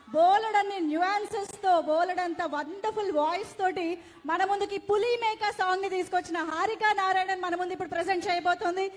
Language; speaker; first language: Telugu; native; Telugu